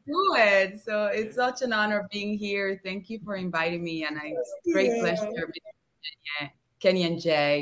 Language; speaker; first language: English; non-native, fluent; Spanish